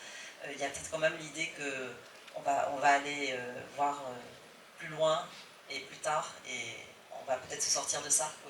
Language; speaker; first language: French; native; French